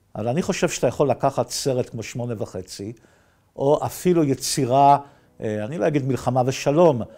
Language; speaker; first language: Hebrew; native; Hebrew